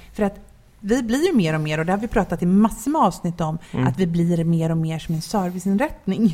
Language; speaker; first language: Swedish; native; Swedish